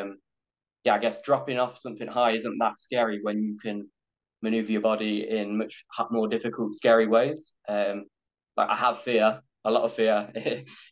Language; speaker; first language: English; native; English